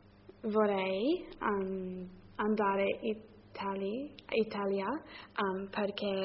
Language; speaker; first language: Italian; non-native, learner; English